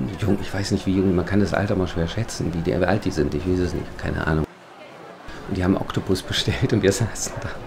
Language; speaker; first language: German; native; German